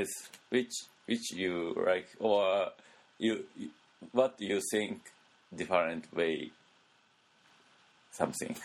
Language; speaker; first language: English; non-native, learner; Japanese